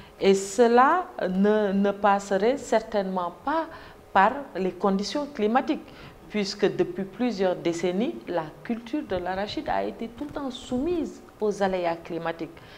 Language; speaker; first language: French; non-native, local second language; Wolof